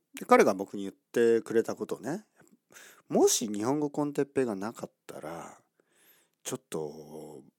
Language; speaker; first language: Japanese; native; Japanese